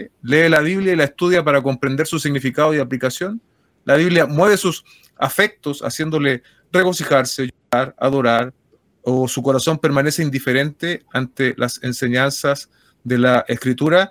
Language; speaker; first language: Spanish; native; Spanish